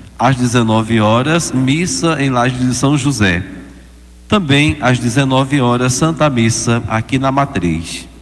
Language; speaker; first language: Portuguese; native; Portuguese